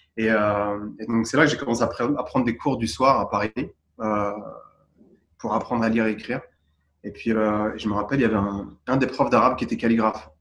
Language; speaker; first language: French; native; French